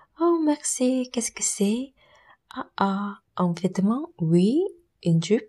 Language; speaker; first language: French; non-native, learner; Korean